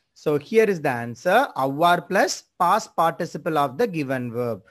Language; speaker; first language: English; non-native, local second language; Tamil